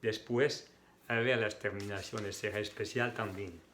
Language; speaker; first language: Spanish; non-native, fluent; French